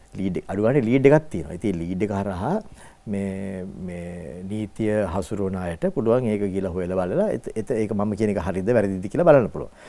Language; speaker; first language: Sinhala; native; Sinhala